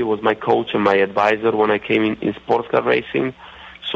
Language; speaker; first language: English; non-native, fluent; Italian